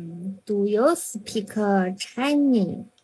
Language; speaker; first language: English; non-native, learner; Chinese